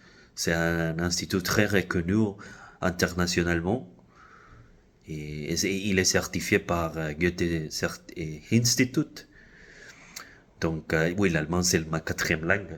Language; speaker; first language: French; non-native, fluent; Spanish